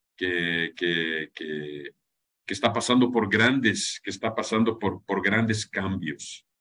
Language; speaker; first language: Spanish; non-native, fluent; German